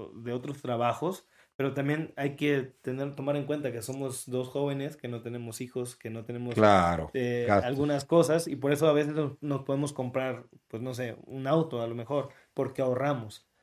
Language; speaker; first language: Spanish; native; Spanish